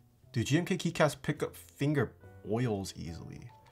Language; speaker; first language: English; early bilingual, other home language; Korean